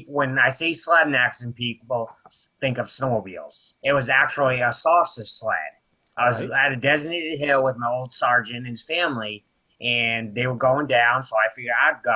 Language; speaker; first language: English; native; English